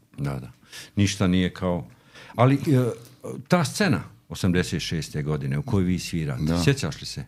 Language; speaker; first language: Croatian; native; Croatian